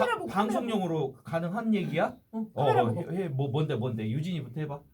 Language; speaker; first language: Korean; native; Korean